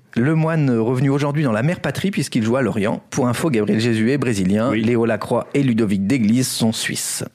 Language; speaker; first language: French; native; French